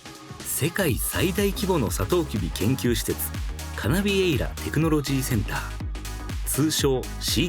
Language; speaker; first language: Japanese; native; Japanese